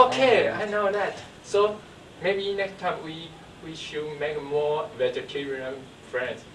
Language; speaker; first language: English; non-native, learner; Chinese